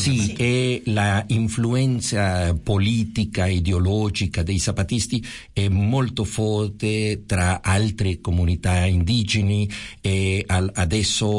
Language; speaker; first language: Italian; non-native, fluent; Spanish